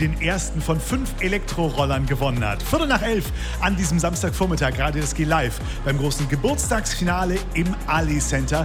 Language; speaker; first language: German; native; German